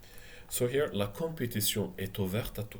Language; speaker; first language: French; non-native, fluent; Arabic